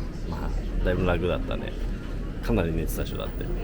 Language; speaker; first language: Japanese; native; Japanese